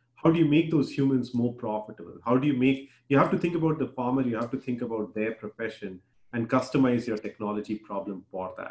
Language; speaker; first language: English; non-native, local second language; Hindi